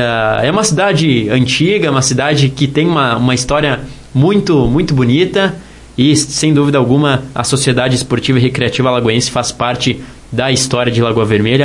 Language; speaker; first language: Portuguese; native; Portuguese